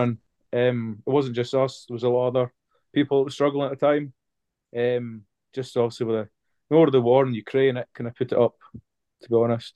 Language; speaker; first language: English; native; English